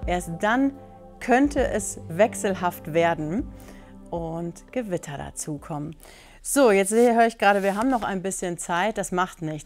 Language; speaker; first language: German; native; German